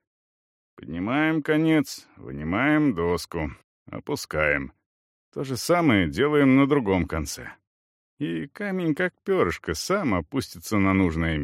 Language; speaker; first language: Russian; native; Russian